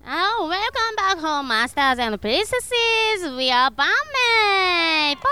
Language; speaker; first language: English; non-native, learner; Japanese